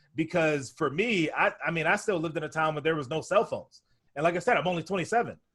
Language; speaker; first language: English; native; English